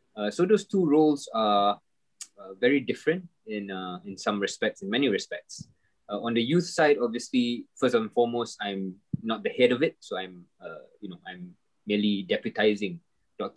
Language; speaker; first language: English; non-native, local second language; Malay